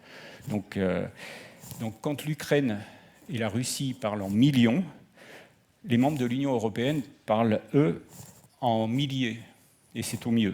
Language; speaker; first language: French; native; French